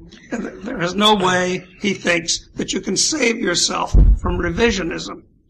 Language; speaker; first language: English; native; English